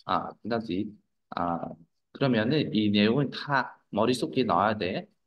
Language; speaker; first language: Korean; non-native, fluent; Vietnamese